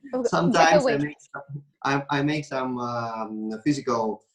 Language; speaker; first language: English; non-native, learner; Russian